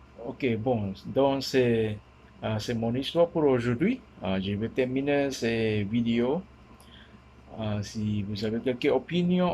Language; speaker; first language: French; non-native, learner; Min Nan Chinese